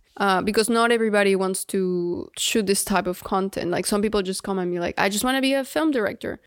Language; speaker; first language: English; non-native, fluent; Spanish